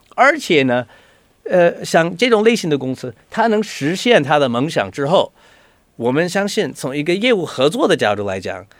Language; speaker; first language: Chinese; non-native, fluent; English